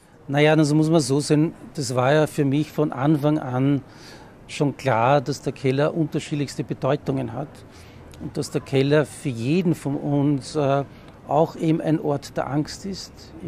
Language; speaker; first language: German; native; German